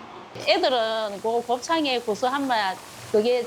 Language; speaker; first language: Korean; native; Korean